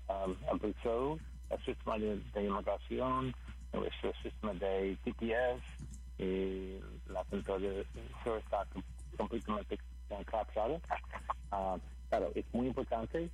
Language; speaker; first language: Spanish; non-native, learner; English